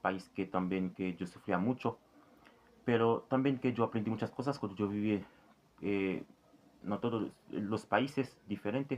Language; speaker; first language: Spanish; non-native, learner; Haitian Creole